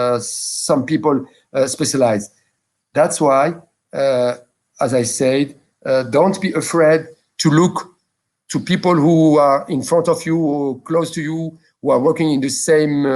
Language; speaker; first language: English; non-native, local second language; French